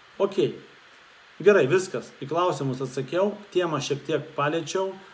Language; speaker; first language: Lithuanian; non-native, local second language; Russian